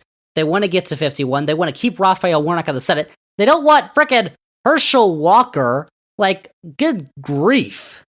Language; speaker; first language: English; native; English